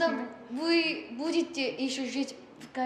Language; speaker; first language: Russian; non-native, learner; Korean